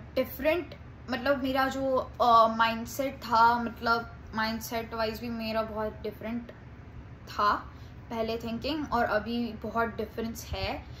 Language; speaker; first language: Hindi; non-native, local second language; Gujarati